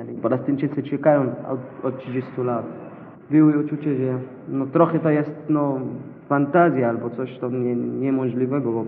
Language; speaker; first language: Polish; non-native, fluent; Arabic